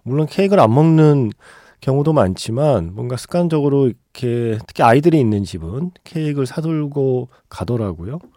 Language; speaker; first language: Korean; native; Korean